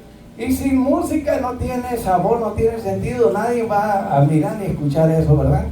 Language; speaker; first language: Spanish; native; Spanish